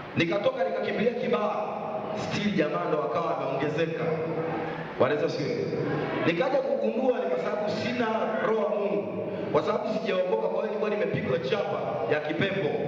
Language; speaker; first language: Swahili; native; Swahili